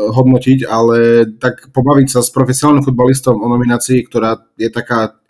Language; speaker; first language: Slovak; native; Slovak